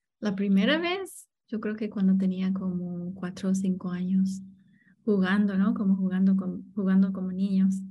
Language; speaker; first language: Spanish; non-native, fluent; English